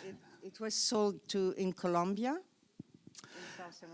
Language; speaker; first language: English; non-native, learner; French